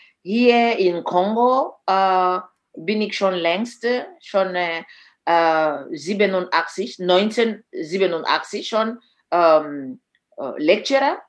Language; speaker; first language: German; non-native, fluent; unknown